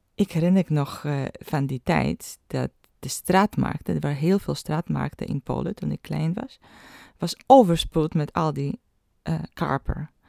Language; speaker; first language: Dutch; non-native, fluent; Polish